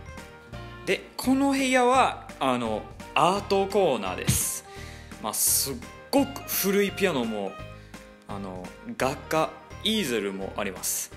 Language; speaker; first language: Japanese; non-native, fluent; English